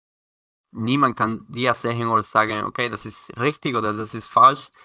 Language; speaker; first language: German; non-native, learner; Spanish